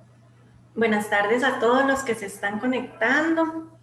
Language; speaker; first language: Spanish; native; Spanish